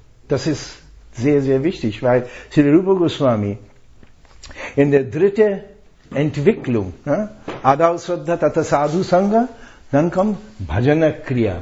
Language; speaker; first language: German; non-native, fluent; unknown